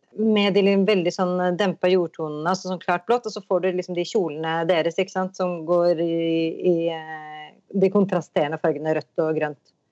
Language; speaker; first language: Norwegian; native; Norwegian